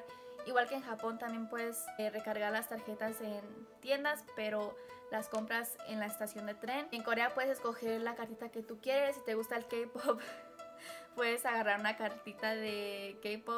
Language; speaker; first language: Spanish; early bilingual, heritage; Spanish